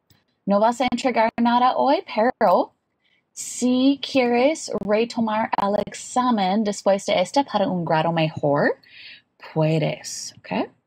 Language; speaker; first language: Spanish; non-native, fluent; English